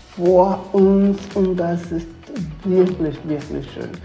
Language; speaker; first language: German; non-native, fluent; Portuguese